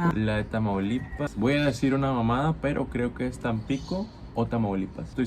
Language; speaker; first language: Spanish; native; Spanish